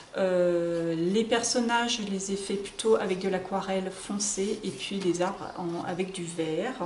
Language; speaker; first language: French; native; French